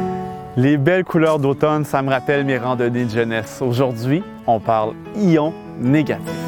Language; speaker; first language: French; native; French